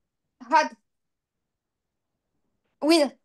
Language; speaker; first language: English; non-native, learner; French